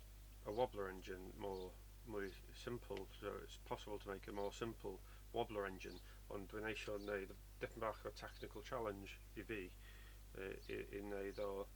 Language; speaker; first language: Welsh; non-native, learner; English